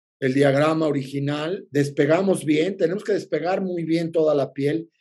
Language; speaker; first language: Spanish; native; Spanish